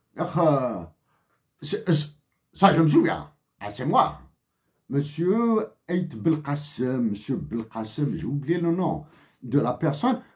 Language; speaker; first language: French; non-native, local second language; Kabyle